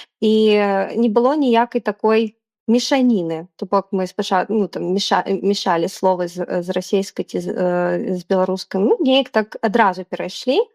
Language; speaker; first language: Belarusian; non-native, local second language; Russian